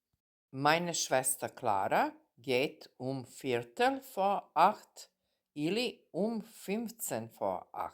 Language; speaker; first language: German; non-native, fluent; Serbian